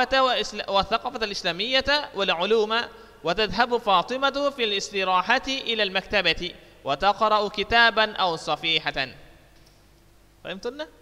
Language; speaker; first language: Arabic; non-native, fluent; Indonesian